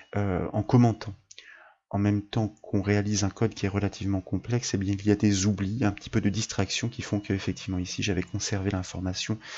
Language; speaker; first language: French; native; French